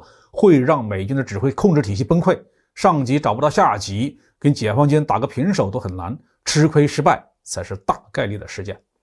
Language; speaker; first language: Chinese; native; Chinese